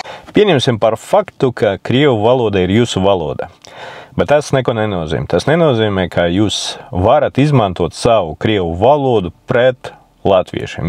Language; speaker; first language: Latvian; non-native, local second language; Russian